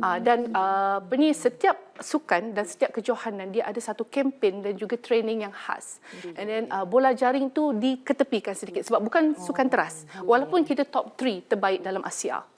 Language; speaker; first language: Malay; native; Malay